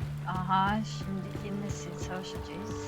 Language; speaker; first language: Turkish; non-native, learner; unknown